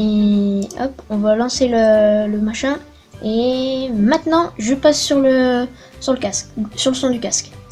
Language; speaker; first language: French; native; French